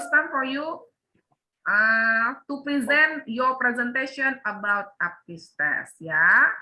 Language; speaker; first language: English; non-native, learner; Indonesian